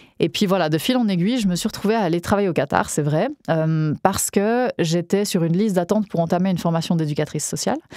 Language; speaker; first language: French; native; French